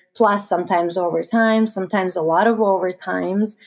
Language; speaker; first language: English; non-native, fluent; Russian